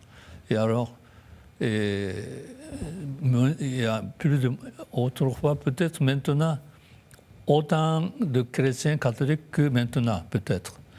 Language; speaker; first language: French; non-native, fluent; Japanese